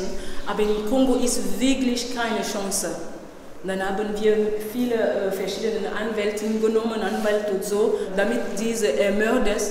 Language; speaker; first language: German; non-native, learner; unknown